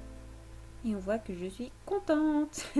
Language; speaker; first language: French; native; French